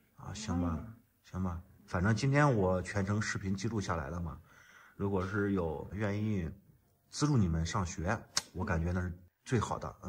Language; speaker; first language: Chinese; native; Chinese